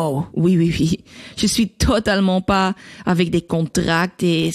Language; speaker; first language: French; non-native, learner; Dutch